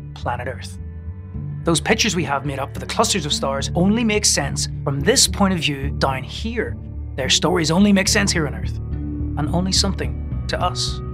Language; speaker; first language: English; native; English